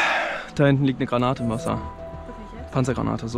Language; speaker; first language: German; native; German